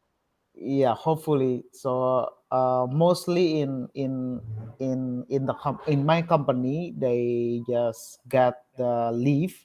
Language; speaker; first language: English; non-native, learner; Indonesian